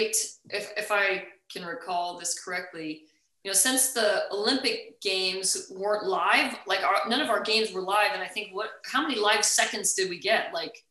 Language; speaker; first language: English; native; English